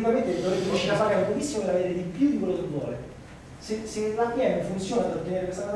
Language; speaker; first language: Italian; native; Italian